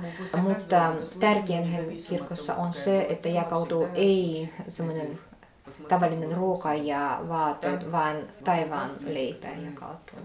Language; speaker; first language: Finnish; non-native, fluent; Russian